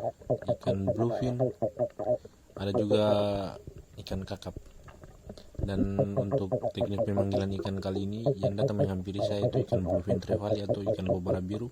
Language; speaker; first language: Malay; non-native, local second language; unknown